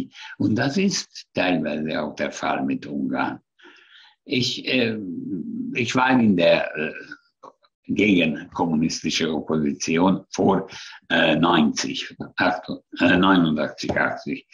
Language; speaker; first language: German; non-native, fluent; Hungarian